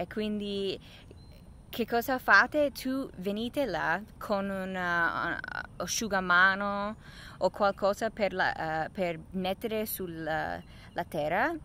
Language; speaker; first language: Italian; non-native, fluent; English